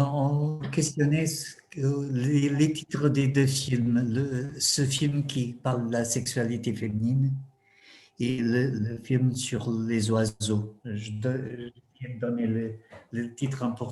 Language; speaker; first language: French; non-native, fluent; Portuguese